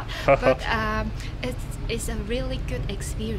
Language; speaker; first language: English; non-native, local second language; Cantonese